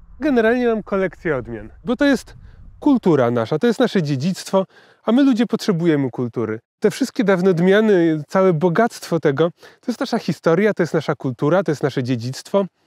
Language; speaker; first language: Polish; native; Polish